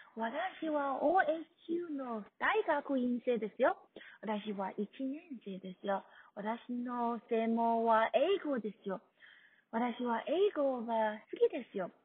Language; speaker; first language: Japanese; non-native, learner; Chinese